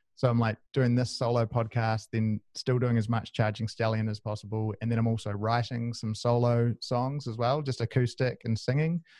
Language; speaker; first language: English; native; English